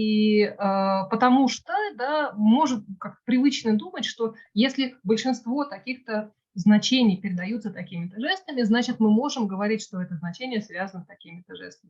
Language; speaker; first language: Russian; native; Russian